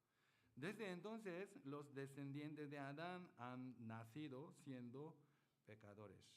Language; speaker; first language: Spanish; non-native, learner; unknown